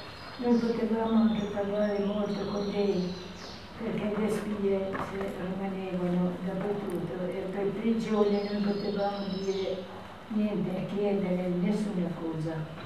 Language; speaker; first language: Italian; non-native, learner; Albanian